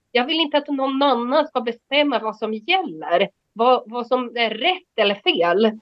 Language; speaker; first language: Swedish; non-native, fluent; Portuguese